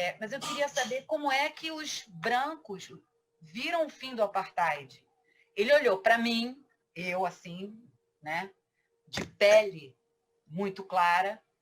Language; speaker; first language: Portuguese; early bilingual, other home language; French